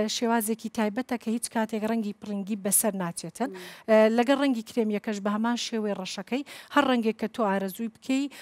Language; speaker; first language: Central Kurdish; non-native, local second language; Kurdish